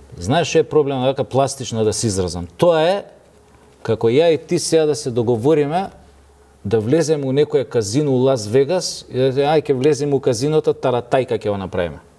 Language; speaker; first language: Macedonian; native; Macedonian